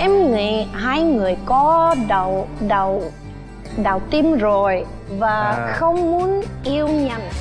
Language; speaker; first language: Vietnamese; non-native, learner; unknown